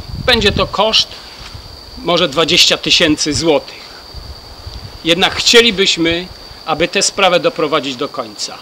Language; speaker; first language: Polish; native; Polish